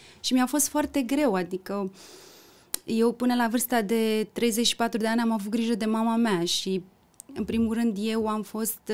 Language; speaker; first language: Romanian; early bilingual, heritage; Romanian